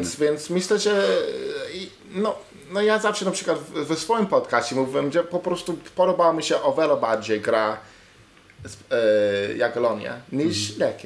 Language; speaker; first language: Polish; non-native, learner; English